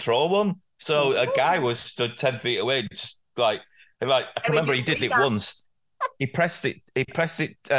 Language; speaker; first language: English; native; English